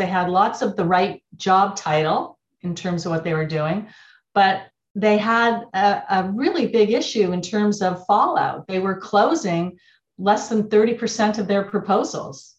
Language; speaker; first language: English; native; English